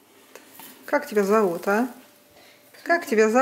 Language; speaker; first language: Russian; native; Russian